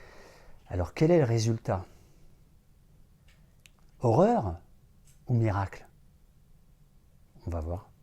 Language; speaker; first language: French; native; French